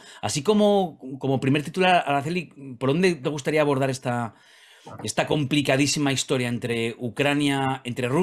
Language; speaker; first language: Spanish; native; Spanish